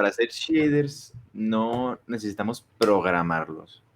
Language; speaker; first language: Spanish; native; Spanish